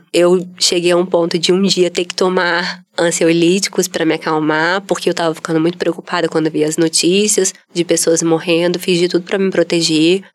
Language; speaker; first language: Portuguese; native; Portuguese